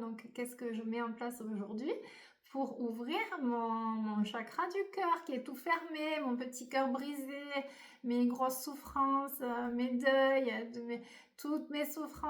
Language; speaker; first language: French; native; French